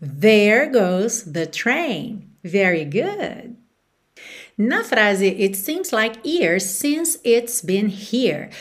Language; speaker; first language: English; non-native, fluent; Portuguese